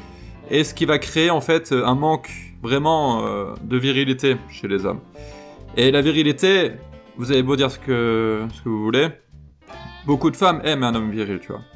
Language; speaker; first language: French; native; French